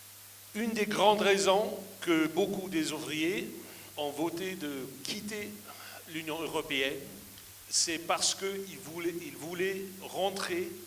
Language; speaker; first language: French; non-native, fluent; English